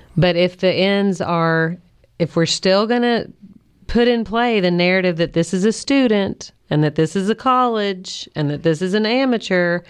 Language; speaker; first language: English; native; English